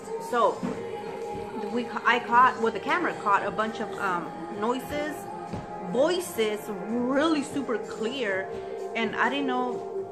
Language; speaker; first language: English; early bilingual, other home language; Spanish